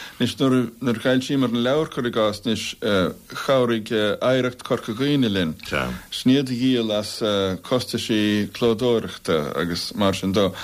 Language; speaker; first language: Irish; native; Irish